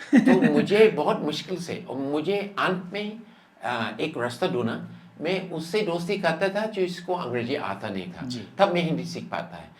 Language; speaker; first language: Hindi; non-native, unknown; English